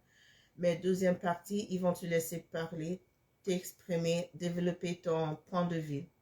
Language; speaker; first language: French; non-native, fluent; English